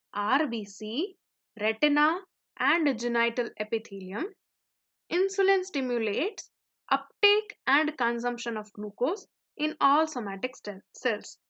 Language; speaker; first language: English; non-native, local second language; Hindi